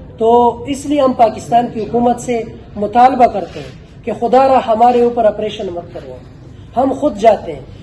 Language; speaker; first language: Urdu; early bilingual, other home language; Pashto